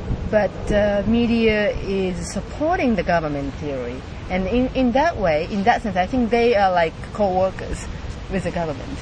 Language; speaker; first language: English; non-native, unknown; Japanese